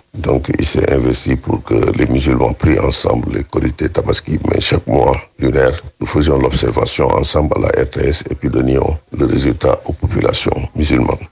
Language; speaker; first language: French; non-native, local second language; Wolof